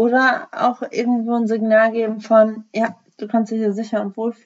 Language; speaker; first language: German; native; German